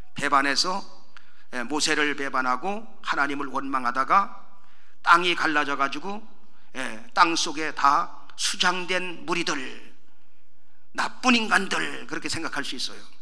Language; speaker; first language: Korean; native; Korean